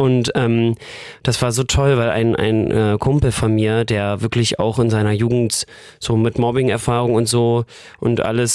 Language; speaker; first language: German; native; German